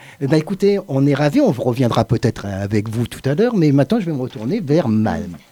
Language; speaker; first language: French; native; French